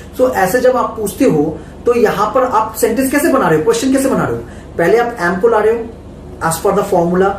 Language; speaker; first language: Hindi; non-native, local second language; Bangla